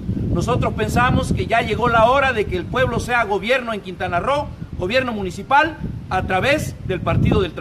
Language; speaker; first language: Spanish; native; Spanish